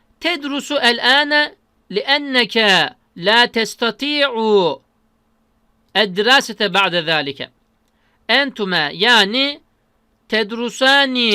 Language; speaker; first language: Arabic; non-native, fluent; Turkish